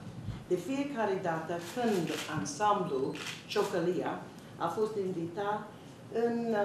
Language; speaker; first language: Romanian; early bilingual, heritage; Romanian